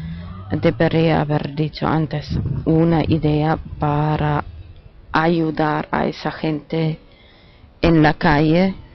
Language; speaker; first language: Spanish; non-native, learner; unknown